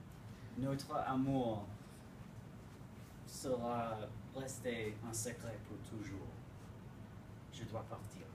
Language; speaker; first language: French; non-native, learner; English